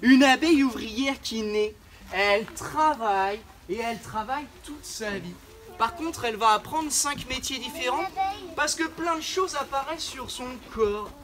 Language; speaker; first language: French; native; French